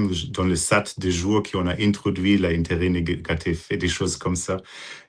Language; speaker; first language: French; non-native, fluent; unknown